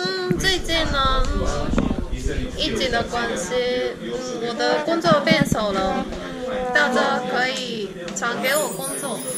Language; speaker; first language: Chinese; non-native, learner; Japanese